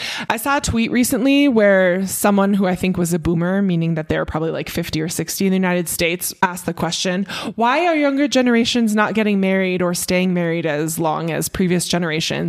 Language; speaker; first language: English; native; English